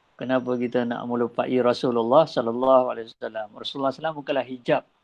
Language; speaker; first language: Malay; native; Malay